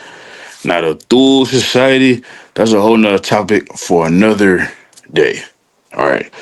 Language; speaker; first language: English; native; English